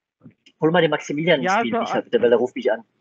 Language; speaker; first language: German; native; German